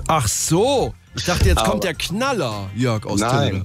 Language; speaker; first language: German; native; German